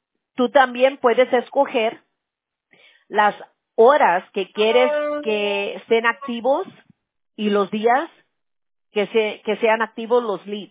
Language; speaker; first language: Spanish; early bilingual, heritage; Spanish